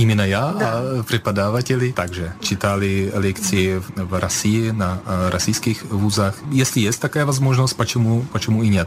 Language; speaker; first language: Russian; non-native, fluent; Czech